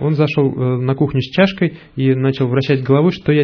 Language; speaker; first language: Russian; native; Russian